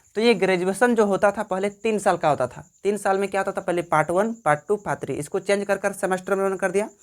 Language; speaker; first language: Hindi; native; Hindi